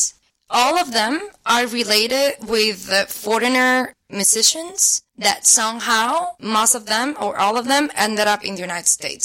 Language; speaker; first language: English; non-native, fluent; Spanish